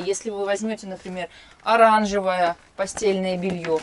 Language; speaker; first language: Russian; native; Russian